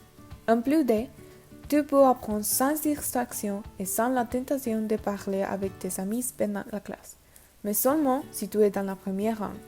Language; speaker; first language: French; non-native, learner; Spanish